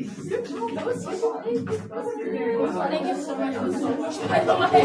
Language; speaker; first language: English; native; English